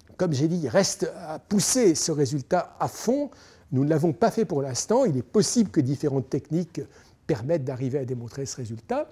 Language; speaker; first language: French; native; French